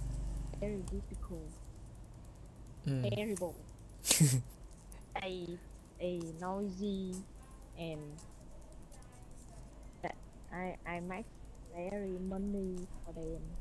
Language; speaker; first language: English; non-native, learner; Vietnamese